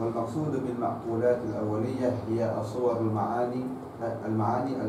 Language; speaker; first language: Arabic; non-native, learner; Malay